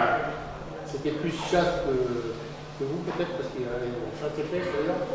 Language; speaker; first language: French; native; French